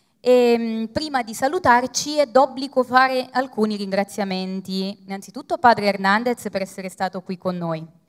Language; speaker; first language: Italian; native; Italian